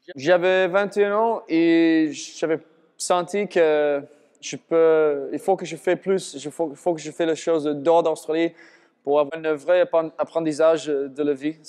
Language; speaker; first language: French; non-native, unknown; English